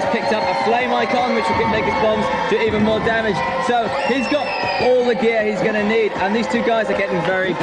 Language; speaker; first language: English; native; English